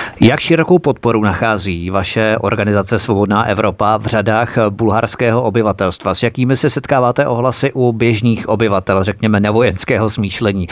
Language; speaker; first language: Czech; native; Czech